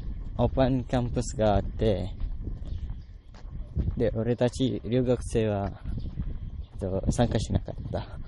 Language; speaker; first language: Japanese; non-native, learner; Malay